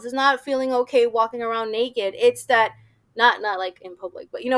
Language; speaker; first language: English; native; English